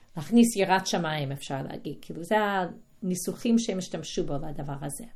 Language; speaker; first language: Hebrew; non-native, fluent; English